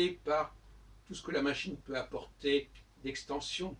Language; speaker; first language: French; native; French